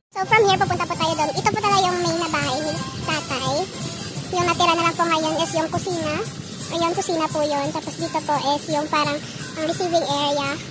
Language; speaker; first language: Filipino; non-native, local second language; Hiligaynon